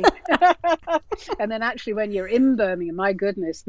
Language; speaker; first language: English; native; English